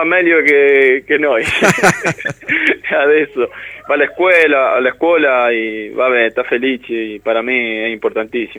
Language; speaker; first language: Italian; non-native, learner; Spanish